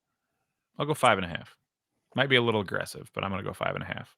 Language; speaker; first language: English; native; English